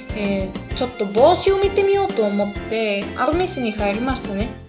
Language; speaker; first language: Japanese; non-native, fluent; Bulgarian